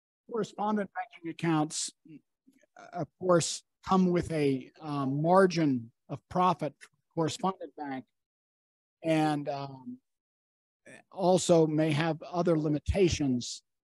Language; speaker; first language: English; native; English